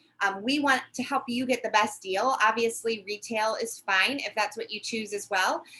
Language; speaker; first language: English; native; English